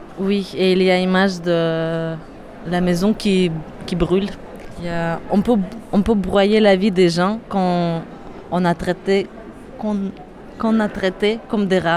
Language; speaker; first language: French; non-native, fluent; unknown